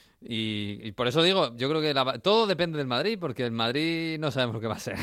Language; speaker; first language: Spanish; native; Spanish